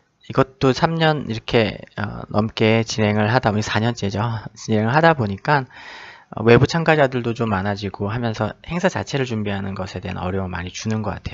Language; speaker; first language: Korean; native; Korean